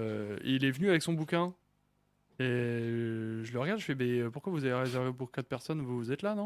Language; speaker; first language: French; native; French